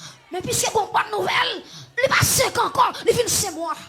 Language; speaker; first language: French; non-native, local second language; Haitian Creole